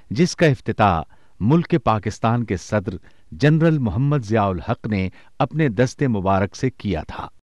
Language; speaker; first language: Urdu; native; Urdu